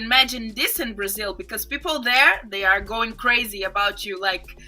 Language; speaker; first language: English; non-native, fluent; Portuguese